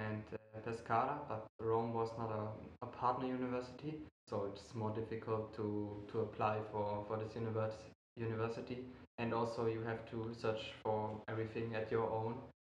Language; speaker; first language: English; non-native, fluent; German